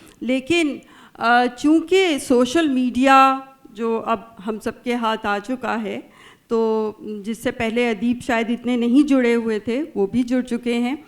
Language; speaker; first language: Urdu; native; Urdu